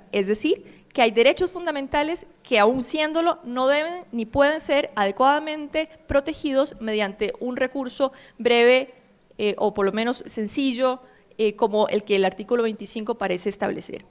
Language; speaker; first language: Spanish; native; Spanish